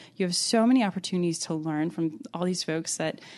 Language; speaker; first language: English; native; English